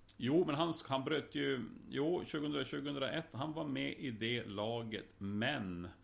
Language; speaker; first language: Swedish; native; Swedish